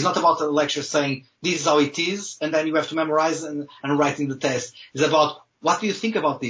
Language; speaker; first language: English; non-native, fluent; Portuguese